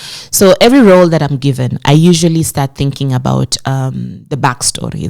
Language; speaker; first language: English; non-native, local second language; Swahili